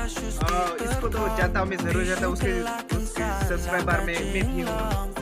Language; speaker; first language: Hindi; non-native, local second language; Khasi